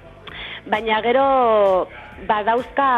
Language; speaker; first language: Basque; non-native, local second language; Spanish